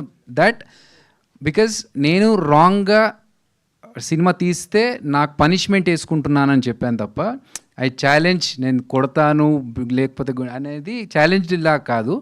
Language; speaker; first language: Telugu; native; Telugu